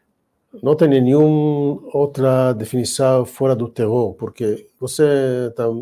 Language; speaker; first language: Portuguese; non-native, fluent; Hebrew